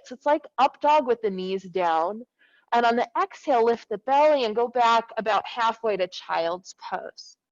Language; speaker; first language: English; native; English